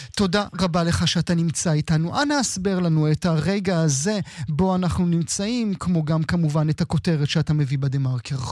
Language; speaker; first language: Hebrew; native; Hebrew